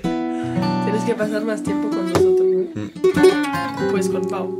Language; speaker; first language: Spanish; non-native, fluent; Portuguese